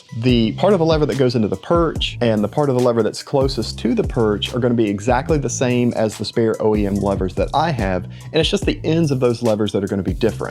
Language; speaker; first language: English; native; English